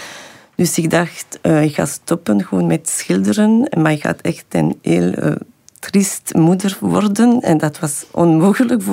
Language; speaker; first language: Dutch; non-native, local second language; French